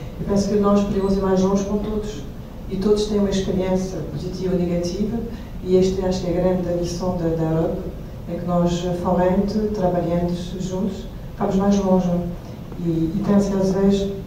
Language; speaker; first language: Portuguese; non-native, fluent; French